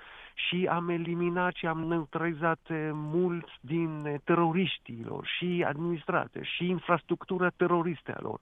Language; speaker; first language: Romanian; non-native, fluent; Hebrew